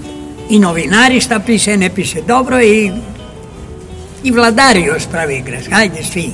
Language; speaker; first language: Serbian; early bilingual, heritage; Greek